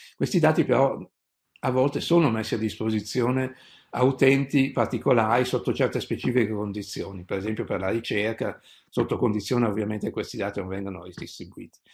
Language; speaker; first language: Italian; native; Italian